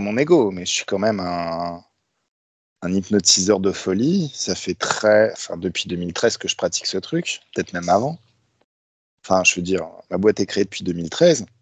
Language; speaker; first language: French; native; French